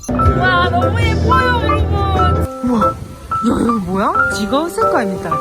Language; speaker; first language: Korean; native; Korean